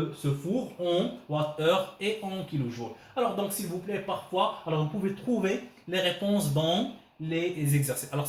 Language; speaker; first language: French; non-native, local second language; Arabic